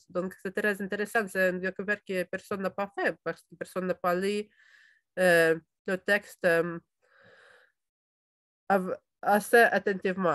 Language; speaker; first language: French; non-native, fluent; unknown